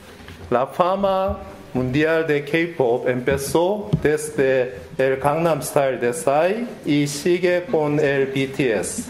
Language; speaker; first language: Spanish; non-native, learner; Korean